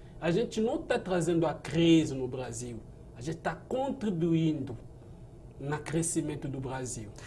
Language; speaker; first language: Portuguese; non-native, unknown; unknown